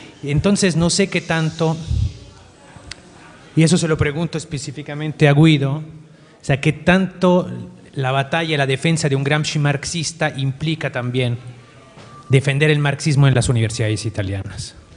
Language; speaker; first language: Spanish; native; Spanish